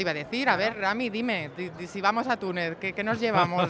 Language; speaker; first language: Spanish; native; Spanish